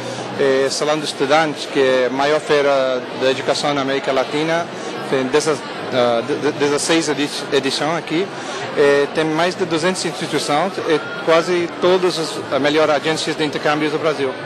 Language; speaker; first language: Portuguese; non-native, fluent; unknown